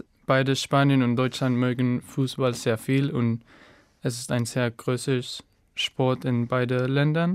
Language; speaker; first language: German; non-native, learner; Spanish